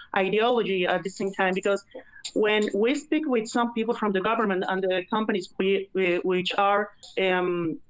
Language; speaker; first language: English; non-native, learner; Spanish